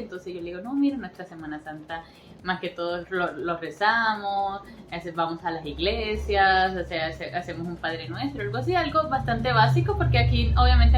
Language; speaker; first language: Spanish; native; Spanish